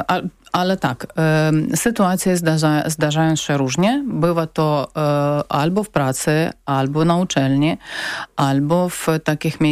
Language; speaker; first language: Polish; non-native, learner; Ukrainian